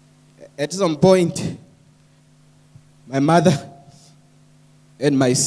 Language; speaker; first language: English; non-native, local second language; Tswana